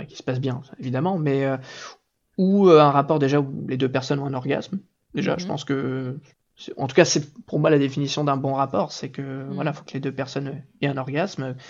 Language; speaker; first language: French; native; French